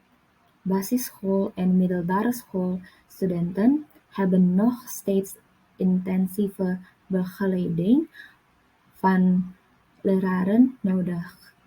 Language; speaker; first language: Dutch; non-native, learner; Indonesian